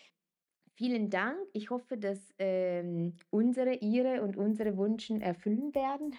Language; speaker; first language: German; non-native, fluent; Italian